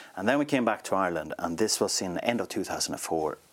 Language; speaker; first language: English; non-native, fluent; Swedish